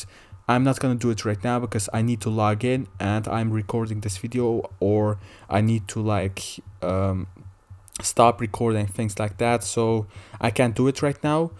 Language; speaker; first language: English; non-native, fluent; Dutch